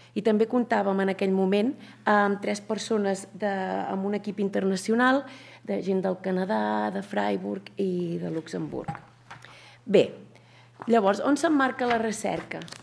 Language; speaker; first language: Catalan; native; Catalan